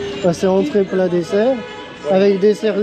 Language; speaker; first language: French; native; French